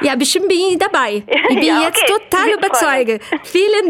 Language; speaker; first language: German; non-native, fluent; Portuguese